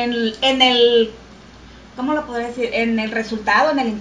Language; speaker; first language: Spanish; native; Spanish